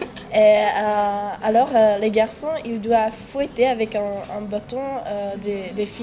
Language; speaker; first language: French; non-native, fluent; Czech